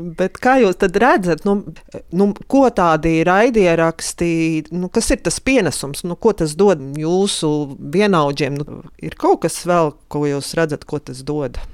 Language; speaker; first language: Latvian; native; Latvian